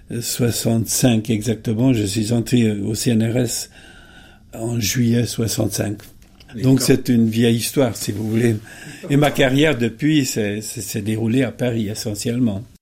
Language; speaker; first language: French; non-native, fluent; Hungarian